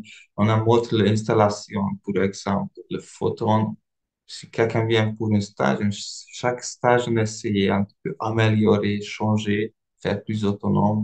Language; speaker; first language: French; non-native, fluent; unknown